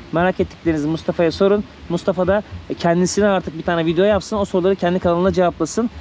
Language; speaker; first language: Turkish; native; Turkish